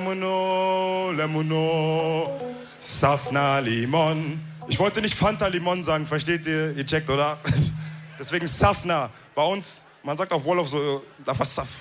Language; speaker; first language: German; early bilingual, other home language; Wolof